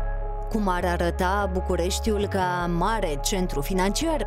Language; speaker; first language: Romanian; native; Romanian